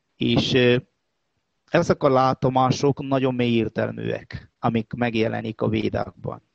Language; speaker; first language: Hungarian; non-native, fluent; Malayalam